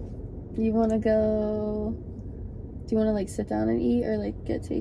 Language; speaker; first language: English; native; English